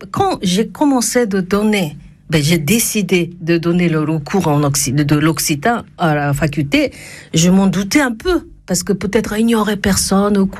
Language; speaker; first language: French; non-native, fluent; Japanese